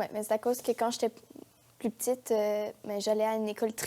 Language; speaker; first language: French; native; French